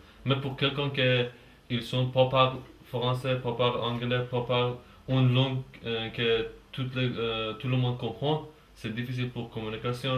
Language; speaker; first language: French; non-native, learner; Persian